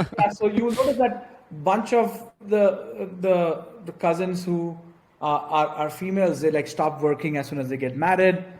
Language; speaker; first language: English; non-native, local second language; Gujarati